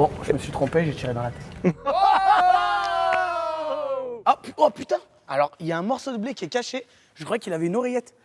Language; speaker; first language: French; native; French